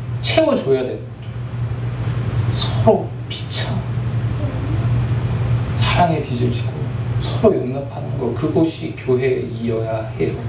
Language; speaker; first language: Korean; native; Korean